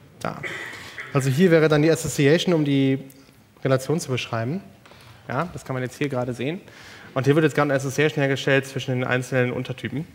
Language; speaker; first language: German; native; German